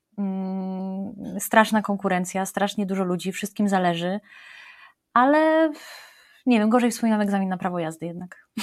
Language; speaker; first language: Polish; native; Polish